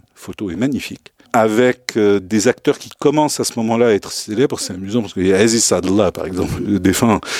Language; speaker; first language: French; non-native, local second language; Tachelhit